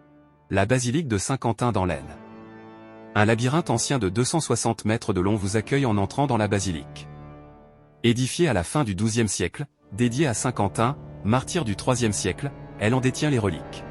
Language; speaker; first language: French; native; French